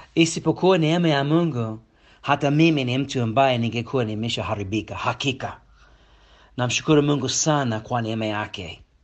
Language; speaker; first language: Swahili; non-native, fluent; English